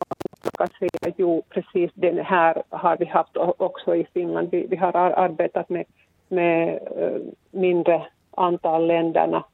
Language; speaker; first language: Swedish; non-native, local second language; Finnish